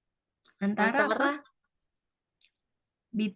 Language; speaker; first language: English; non-native, fluent; Indonesian